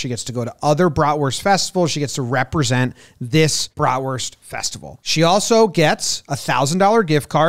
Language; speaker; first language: English; native; English